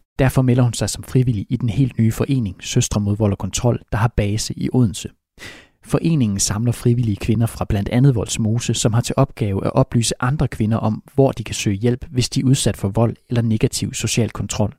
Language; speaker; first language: Danish; native; Danish